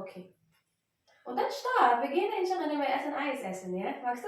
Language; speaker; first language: German; non-native, learner; Filipino